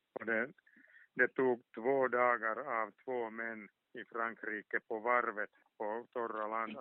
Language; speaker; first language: Swedish; non-native, local second language; Finnish